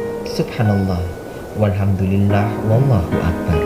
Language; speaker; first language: Indonesian; native; Indonesian